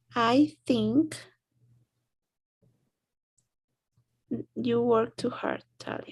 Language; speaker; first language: English; non-native, learner; Spanish